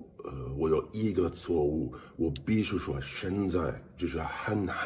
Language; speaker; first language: Chinese; non-native, learner; English